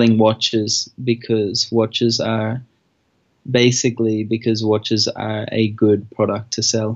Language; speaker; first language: English; native; English